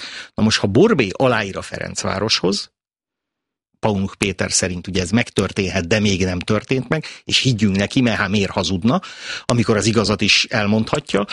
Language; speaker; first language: Hungarian; native; Hungarian